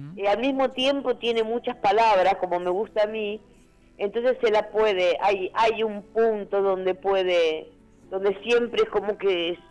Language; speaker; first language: Spanish; native; Spanish